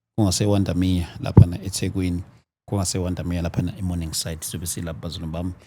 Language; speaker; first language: Zulu; native; Zulu